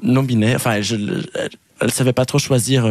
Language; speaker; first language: French; native; French